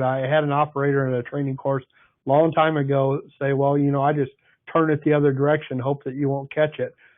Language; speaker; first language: English; native; English